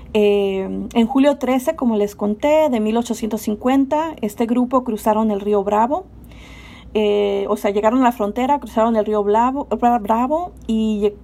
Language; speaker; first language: Spanish; native; Spanish